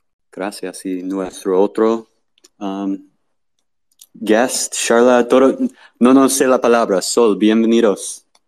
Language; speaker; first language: Spanish; non-native, learner; English